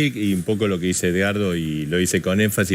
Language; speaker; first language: Spanish; native; Spanish